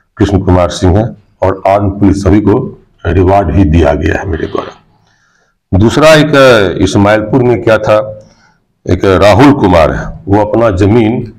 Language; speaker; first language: Hindi; native; Hindi